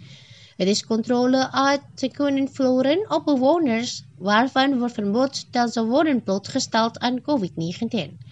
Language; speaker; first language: Dutch; non-native, fluent; Indonesian